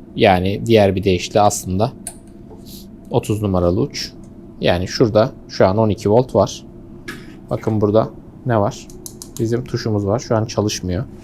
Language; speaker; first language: Turkish; native; Turkish